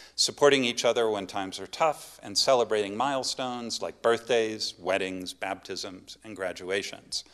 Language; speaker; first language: English; native; English